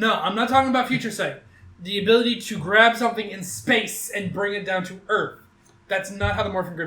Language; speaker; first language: English; native; English